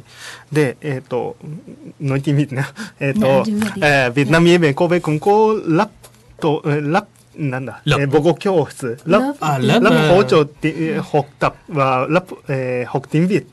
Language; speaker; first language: Vietnamese; non-native, learner; Japanese